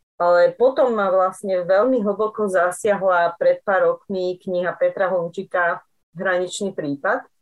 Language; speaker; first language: Slovak; native; Slovak